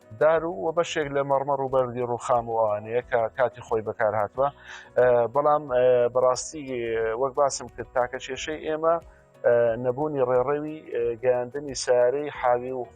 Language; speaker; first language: Central Kurdish; native; Central Kurdish